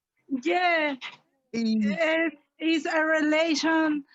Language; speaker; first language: English; non-native, learner; Spanish